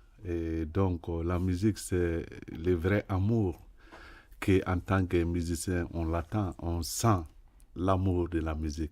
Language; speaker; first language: French; non-native, local second language; Bambara